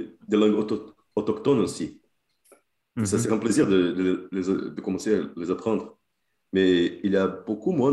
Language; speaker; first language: French; non-native, fluent; Portuguese